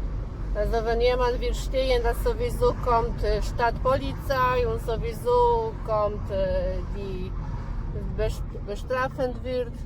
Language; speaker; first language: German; non-native, learner; Polish